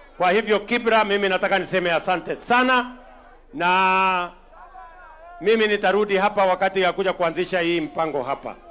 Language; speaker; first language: Swahili; non-native, local second language; Kalenjin